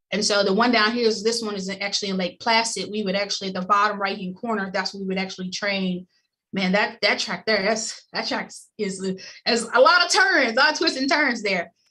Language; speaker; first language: English; native; English